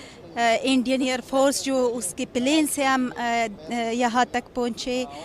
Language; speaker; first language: Hindi; non-native, learner; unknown